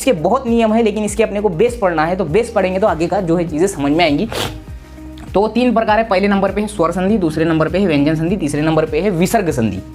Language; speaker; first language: Hindi; non-native, local second language; Urdu